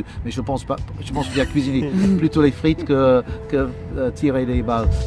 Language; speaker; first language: French; non-native, fluent; English